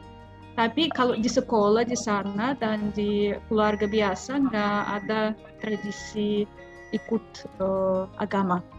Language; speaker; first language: Indonesian; non-native, fluent; Russian